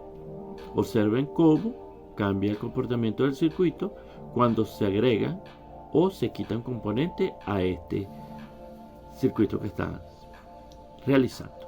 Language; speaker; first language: Spanish; native; Spanish